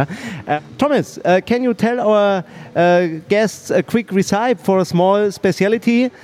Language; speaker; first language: English; non-native, learner; German